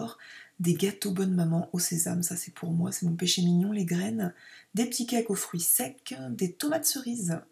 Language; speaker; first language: French; native; French